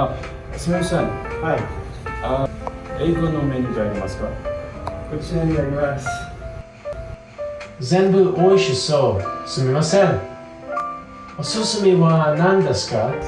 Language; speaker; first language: Japanese; non-native, learner; English